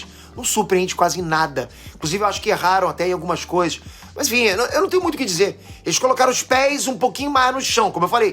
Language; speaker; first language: Portuguese; native; Portuguese